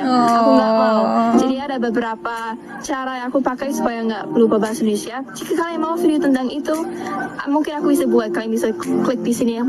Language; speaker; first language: Indonesian; early bilingual, other home language; English